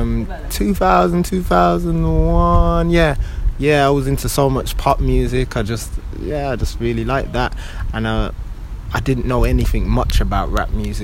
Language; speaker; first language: English; native; English